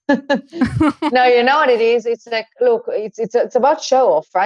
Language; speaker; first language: English; non-native, fluent; Hebrew